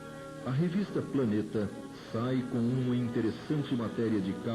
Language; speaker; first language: Portuguese; native; Portuguese